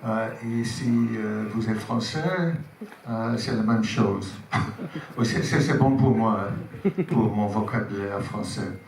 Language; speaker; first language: French; non-native, learner; English